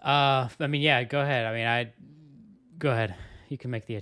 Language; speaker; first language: English; native; English